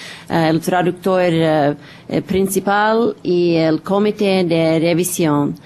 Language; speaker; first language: Spanish; non-native, fluent; English